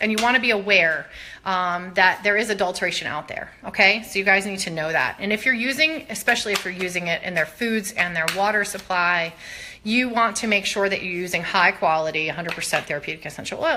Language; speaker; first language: English; native; English